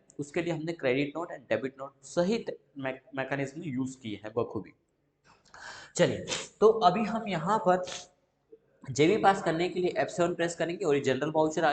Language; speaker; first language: Hindi; native; Hindi